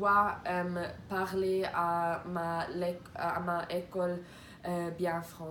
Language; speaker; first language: French; non-native, learner; Croatian